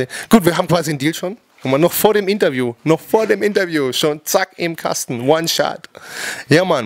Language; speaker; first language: German; native; German